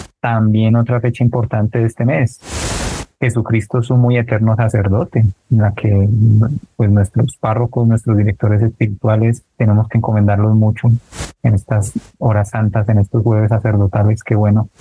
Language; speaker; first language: Spanish; native; Spanish